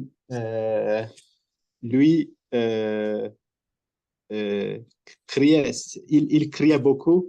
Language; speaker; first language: French; non-native, learner; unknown